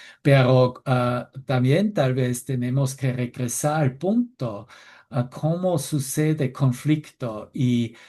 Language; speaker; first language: Spanish; non-native, fluent; German